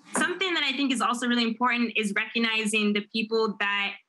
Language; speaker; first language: English; native; English